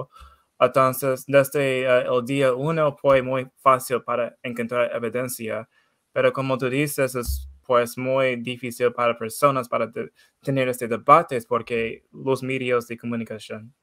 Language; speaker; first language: Spanish; non-native, learner; English